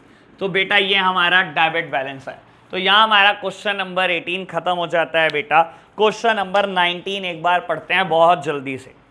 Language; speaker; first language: Hindi; native; Hindi